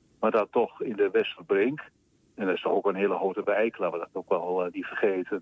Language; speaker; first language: Dutch; native; Dutch